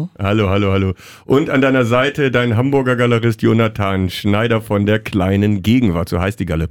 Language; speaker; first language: German; native; German